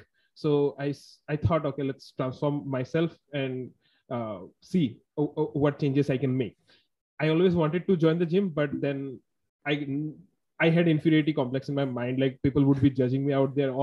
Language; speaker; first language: English; non-native, local second language; Assamese